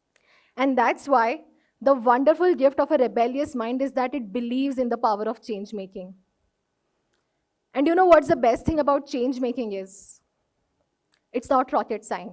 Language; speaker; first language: English; non-native, local second language; Hindi